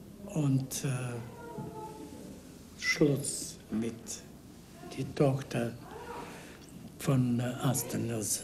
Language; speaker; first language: German; non-native, learner; Bulgarian